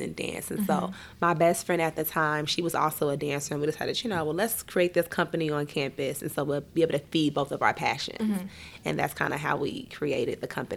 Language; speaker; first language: English; native; English